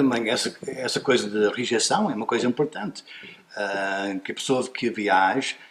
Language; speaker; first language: Portuguese; non-native, fluent; English